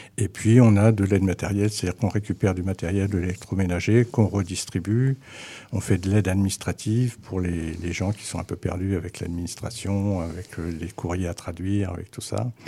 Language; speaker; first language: French; native; French